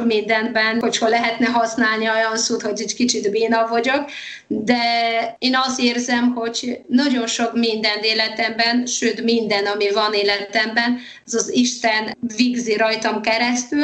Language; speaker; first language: Hungarian; non-native, fluent; Polish